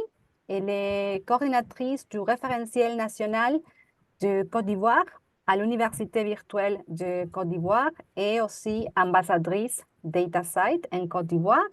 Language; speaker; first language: French; non-native, fluent; Spanish